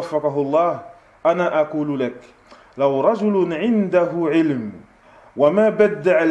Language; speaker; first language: Arabic; non-native, fluent; French